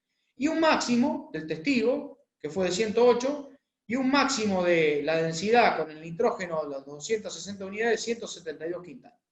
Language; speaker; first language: Spanish; native; Spanish